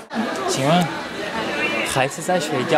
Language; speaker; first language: Chinese; non-native, fluent; Dutch